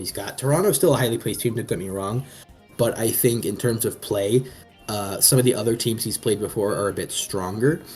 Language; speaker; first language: English; native; English